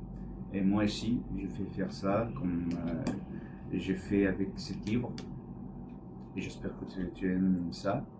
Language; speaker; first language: French; non-native, learner; English